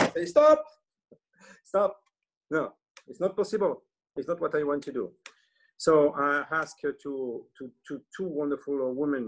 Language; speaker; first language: English; non-native, learner; French